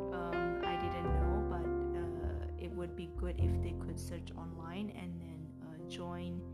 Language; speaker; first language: English; non-native, fluent; Indonesian